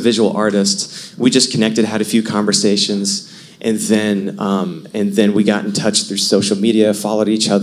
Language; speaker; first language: English; native; English